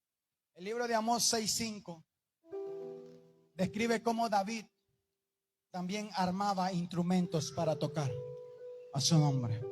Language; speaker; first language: Spanish; native; Spanish